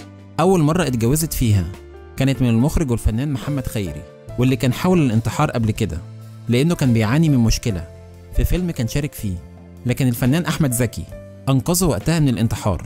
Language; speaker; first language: Arabic; native; Arabic